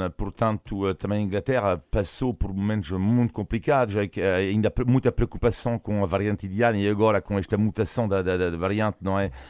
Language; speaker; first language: Portuguese; non-native, fluent; French